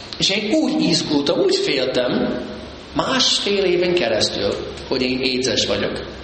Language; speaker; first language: Hungarian; early bilingual, heritage; Hungarian